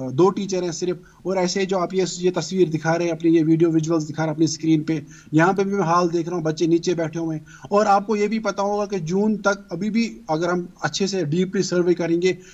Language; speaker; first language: Urdu; native; Urdu